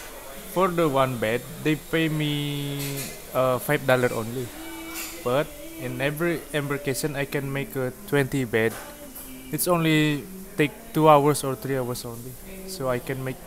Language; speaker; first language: English; non-native, learner; Indonesian